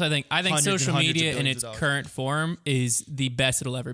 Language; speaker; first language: English; native; English